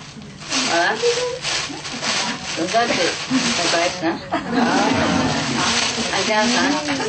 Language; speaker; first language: French; non-native, learner; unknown